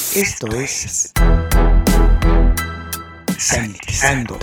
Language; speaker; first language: Spanish; native; Spanish